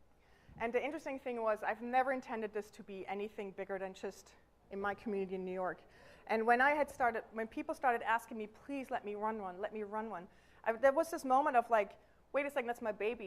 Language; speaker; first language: English; non-native, fluent; German